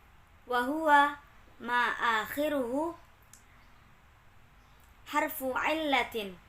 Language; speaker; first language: Arabic; non-native, learner; Indonesian